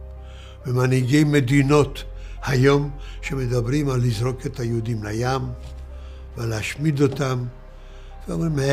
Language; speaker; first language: Hebrew; early bilingual, other home language; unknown